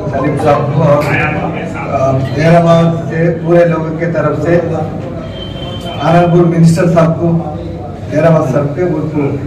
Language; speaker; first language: Hindi; non-native, local second language; Urdu